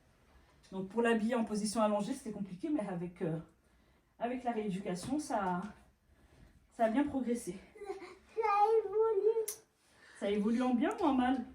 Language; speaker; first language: French; native; French